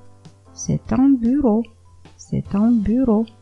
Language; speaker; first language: French; non-native, fluent; Romanian